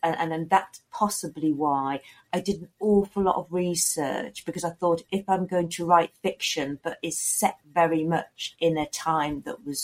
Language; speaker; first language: English; native; English